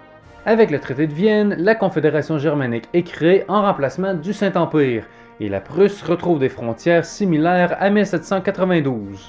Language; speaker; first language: French; native; French